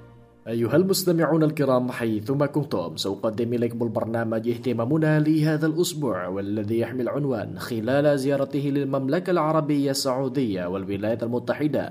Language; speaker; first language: Arabic; non-native, fluent; Indonesian